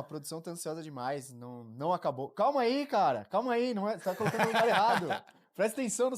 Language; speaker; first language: Portuguese; native; Portuguese